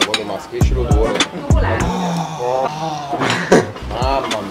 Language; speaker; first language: Italian; native; Italian